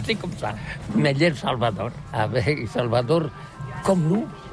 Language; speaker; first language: French; non-native, learner; Catalan